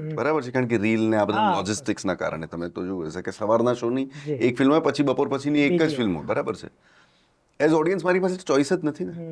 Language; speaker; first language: Gujarati; non-native, local second language; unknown